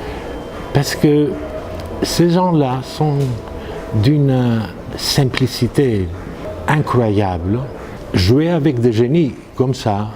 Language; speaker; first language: French; non-native, fluent; Greek